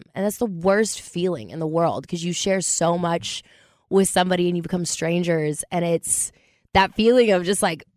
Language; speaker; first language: English; native; English